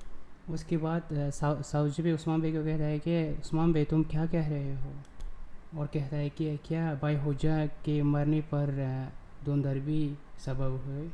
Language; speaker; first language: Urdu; non-native, local second language; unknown